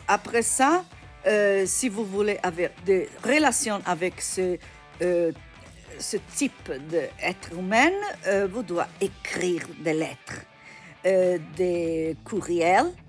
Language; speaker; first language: French; non-native, learner; Italian